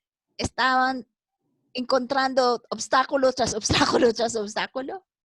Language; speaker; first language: Spanish; non-native, fluent; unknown